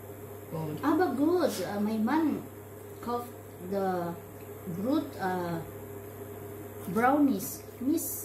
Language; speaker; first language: German; non-native, learner; Filipino